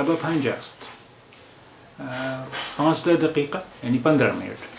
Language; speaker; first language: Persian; non-native, fluent; Hindi